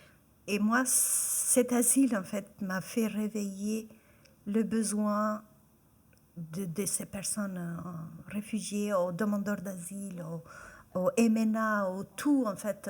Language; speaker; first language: French; non-native, fluent; Albanian